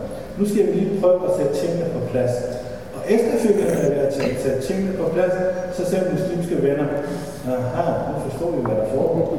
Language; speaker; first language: Danish; non-native, fluent; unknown